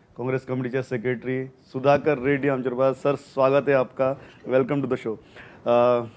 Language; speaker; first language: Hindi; non-native, local second language; Konkani